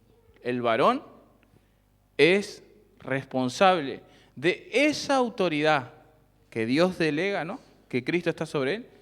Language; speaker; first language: Spanish; native; Spanish